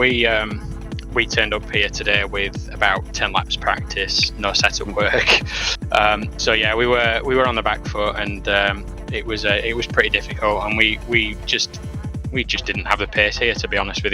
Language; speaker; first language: English; native; English